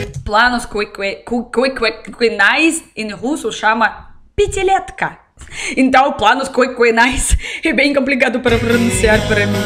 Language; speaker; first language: Portuguese; non-native, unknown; Russian